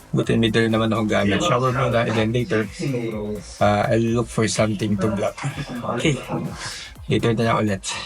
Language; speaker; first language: Filipino; native; Filipino